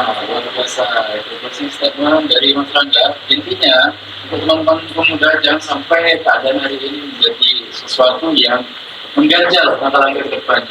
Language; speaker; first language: Indonesian; native; Indonesian